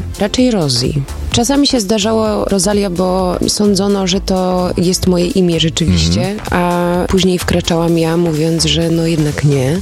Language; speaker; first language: Polish; early bilingual, heritage; Polish